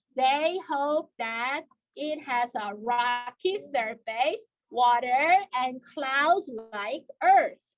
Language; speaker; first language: English; non-native, fluent; Korean